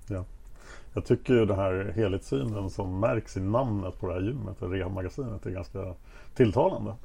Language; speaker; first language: Swedish; native; Swedish